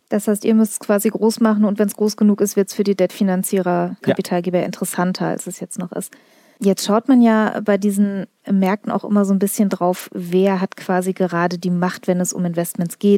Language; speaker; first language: German; native; German